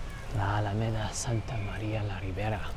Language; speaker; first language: Spanish; non-native, learner; English